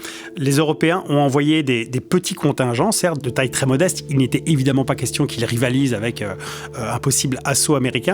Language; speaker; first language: French; native; French